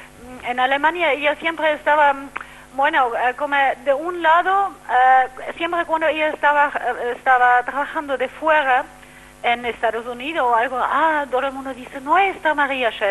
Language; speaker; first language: Spanish; non-native, fluent; German